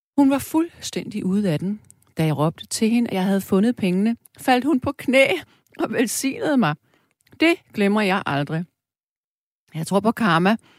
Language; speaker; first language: Danish; native; Danish